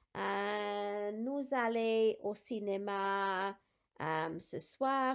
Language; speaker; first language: French; non-native, fluent; English